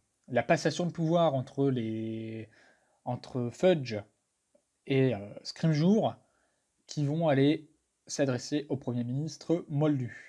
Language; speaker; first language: French; native; French